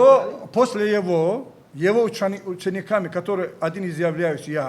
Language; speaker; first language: Russian; native; Russian